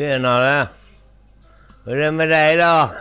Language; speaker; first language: Swedish; non-native, local second language; Finnish